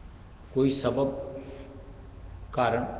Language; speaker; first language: Hindi; native; Hindi